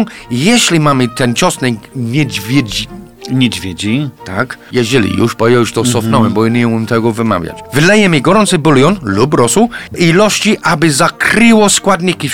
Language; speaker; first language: Polish; non-native, fluent; English